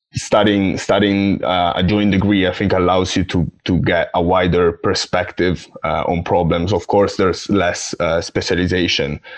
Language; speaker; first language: English; non-native, fluent; Italian